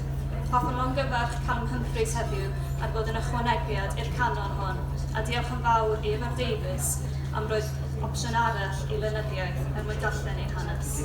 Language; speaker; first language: Welsh; native; Welsh